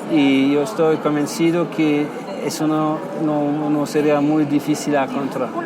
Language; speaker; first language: Spanish; non-native, fluent; German